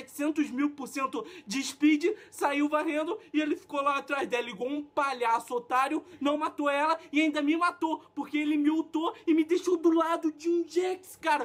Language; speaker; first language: Portuguese; native; Portuguese